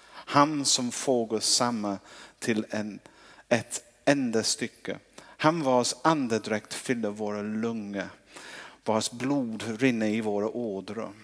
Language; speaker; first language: Swedish; non-native, fluent; English